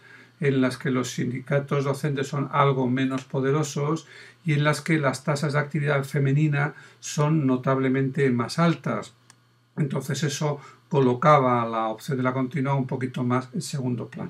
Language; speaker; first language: Spanish; native; Spanish